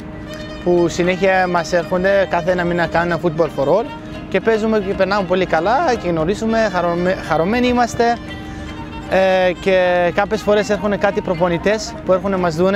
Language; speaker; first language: Greek; non-native, fluent; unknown